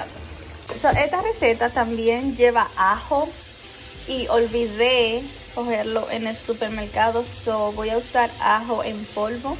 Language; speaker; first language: Spanish; early bilingual, heritage; Spanish